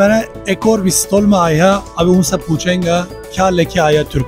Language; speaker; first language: Hindi; non-native, learner; Turkish